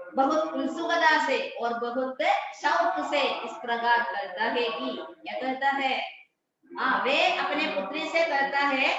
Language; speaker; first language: Hindi; non-native, local second language; Malayalam